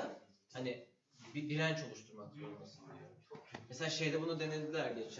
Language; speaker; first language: Turkish; native; Turkish